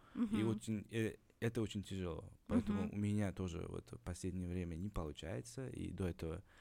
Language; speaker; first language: Russian; non-native, local second language; Uzbek